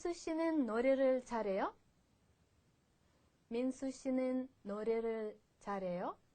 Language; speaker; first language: Korean; non-native, fluent; Russian